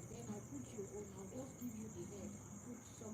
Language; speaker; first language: English; non-native, local second language; Igbo